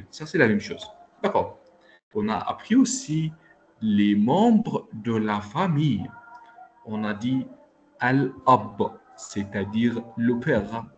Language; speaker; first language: French; non-native, local second language; Arabic